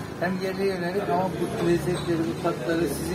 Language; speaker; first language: Turkish; native; Turkish